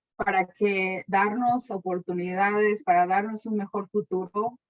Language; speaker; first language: Spanish; early bilingual, heritage; Spanish